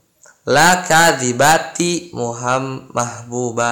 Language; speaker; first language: Arabic; non-native, fluent; Indonesian